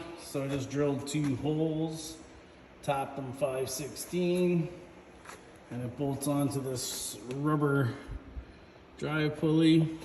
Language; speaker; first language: English; native; English